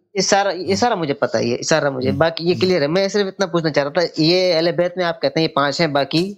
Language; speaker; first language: Urdu; native; Urdu